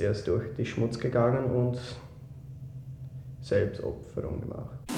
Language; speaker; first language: German; non-native, fluent; English